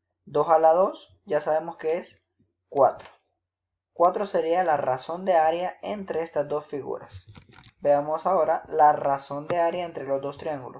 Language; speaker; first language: Spanish; native; Spanish